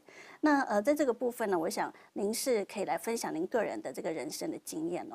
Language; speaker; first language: Chinese; native; Chinese